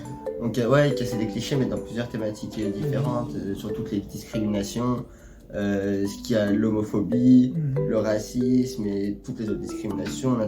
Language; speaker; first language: French; native; French